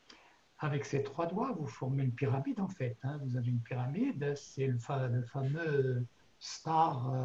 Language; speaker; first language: French; native; French